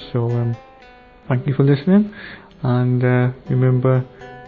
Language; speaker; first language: English; native; English